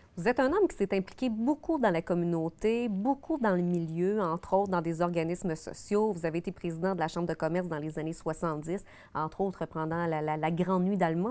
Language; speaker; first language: French; native; French